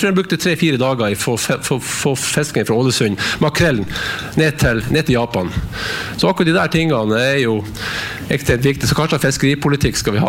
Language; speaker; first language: Norwegian; native; Norwegian